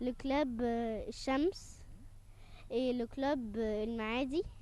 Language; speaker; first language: French; non-native, local second language; Arabic